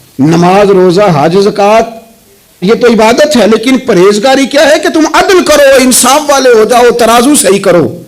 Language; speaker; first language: Urdu; non-native, local second language; Punjabi